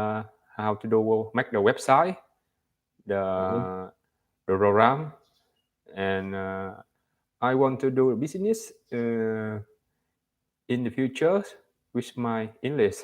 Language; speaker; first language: English; non-native, learner; Vietnamese